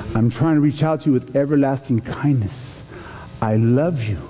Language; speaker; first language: English; native; English